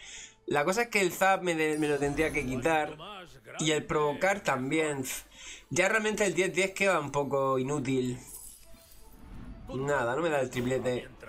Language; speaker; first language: Spanish; native; Spanish